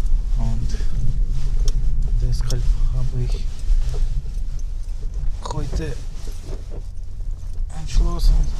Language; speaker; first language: German; non-native, learner; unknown